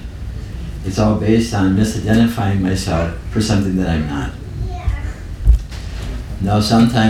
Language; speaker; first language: English; native; English